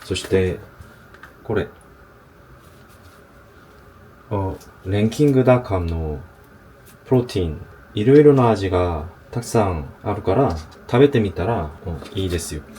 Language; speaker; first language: Japanese; non-native, learner; Korean